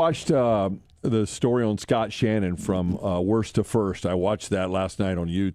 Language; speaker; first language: English; native; English